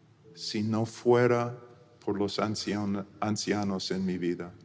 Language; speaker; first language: Spanish; non-native, fluent; English